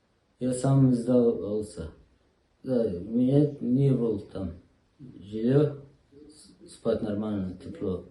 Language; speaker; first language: Russian; non-native, learner; Uzbek